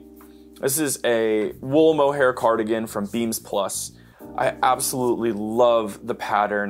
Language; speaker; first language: English; native; English